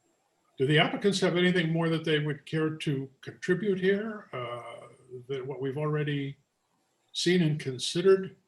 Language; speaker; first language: English; native; English